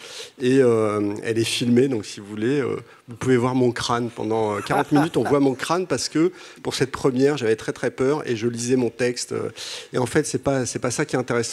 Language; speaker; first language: French; native; French